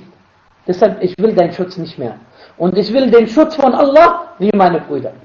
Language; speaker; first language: German; non-native, fluent; Arabic